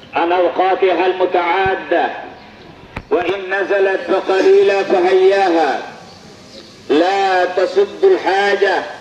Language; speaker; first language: Arabic; non-native, fluent; Bangla